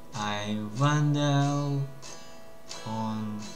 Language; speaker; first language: English; non-native, learner; Russian